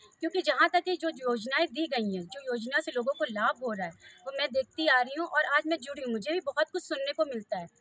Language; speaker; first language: Hindi; native; Hindi